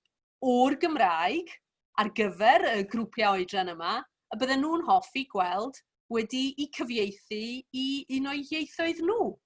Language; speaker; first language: Welsh; native; Welsh